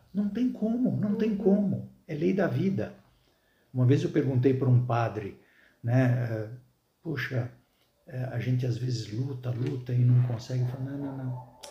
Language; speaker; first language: Portuguese; early bilingual, other home language; Arabic